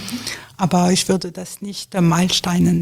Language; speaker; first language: German; non-native, fluent; French